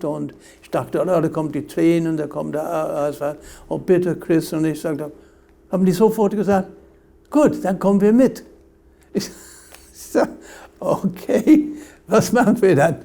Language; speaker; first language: German; non-native, fluent; English